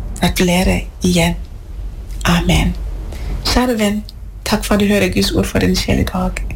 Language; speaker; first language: Norwegian; non-native, fluent; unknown